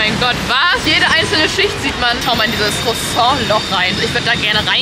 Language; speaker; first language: German; native; German